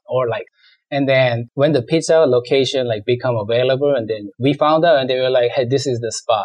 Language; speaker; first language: English; non-native, learner; Korean